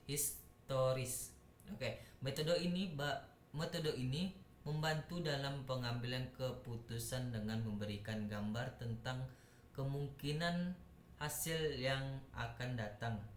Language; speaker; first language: Indonesian; native; Indonesian